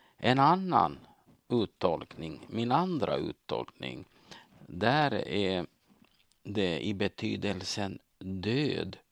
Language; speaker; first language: Swedish; native; Swedish